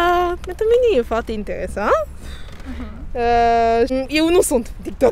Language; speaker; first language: Romanian; non-native, local second language; Russian